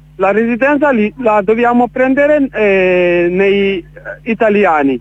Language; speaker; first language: Italian; non-native, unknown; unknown